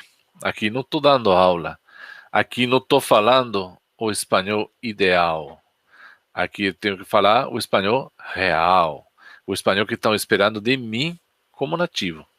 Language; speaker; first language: Portuguese; non-native, fluent; Spanish